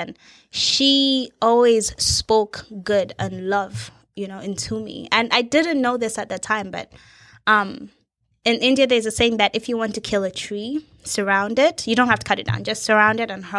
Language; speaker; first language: English; non-native, local second language; Ganda